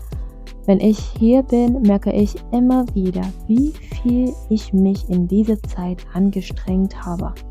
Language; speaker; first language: German; non-native, fluent; Vietnamese